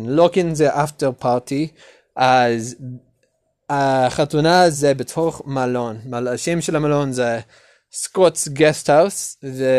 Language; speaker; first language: Hebrew; non-native, learner; English